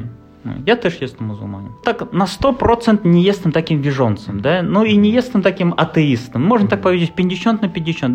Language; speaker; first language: Polish; non-native, learner; Russian